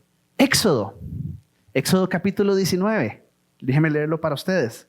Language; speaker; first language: Spanish; native; Spanish